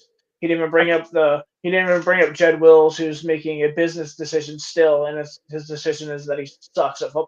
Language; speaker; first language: English; native; English